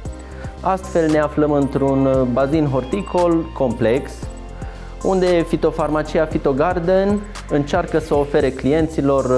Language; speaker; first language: Romanian; native; Romanian